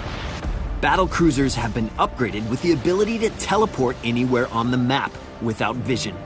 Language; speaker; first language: English; native; English